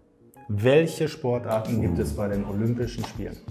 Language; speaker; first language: German; native; German